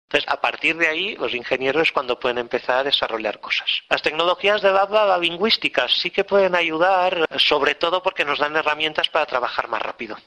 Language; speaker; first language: Spanish; non-native, local second language; Catalan